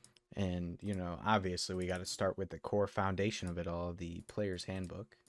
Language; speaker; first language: English; native; English